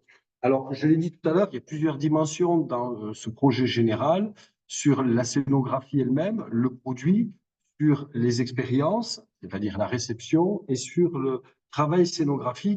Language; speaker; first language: French; native; French